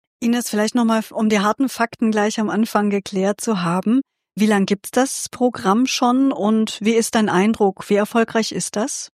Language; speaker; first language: German; native; German